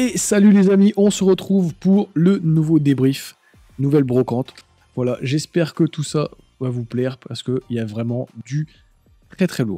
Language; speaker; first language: French; native; French